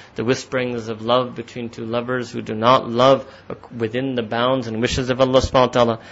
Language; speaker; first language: English; native; English